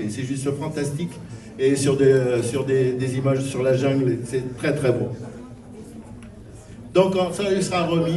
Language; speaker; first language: French; native; French